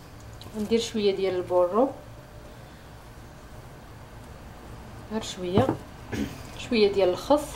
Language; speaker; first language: Arabic; native; Arabic